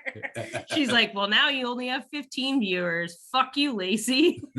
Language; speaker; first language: English; native; English